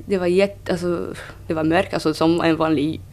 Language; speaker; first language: Swedish; non-native, fluent; French